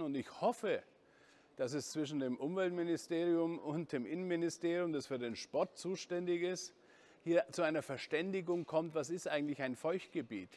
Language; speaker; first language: German; native; German